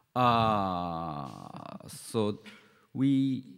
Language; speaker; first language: English; non-native, fluent; Japanese